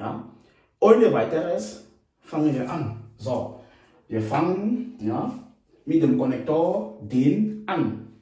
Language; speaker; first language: German; non-native, fluent; French